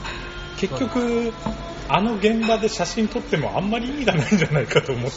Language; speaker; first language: Japanese; native; Japanese